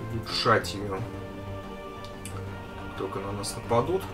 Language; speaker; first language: Russian; native; Russian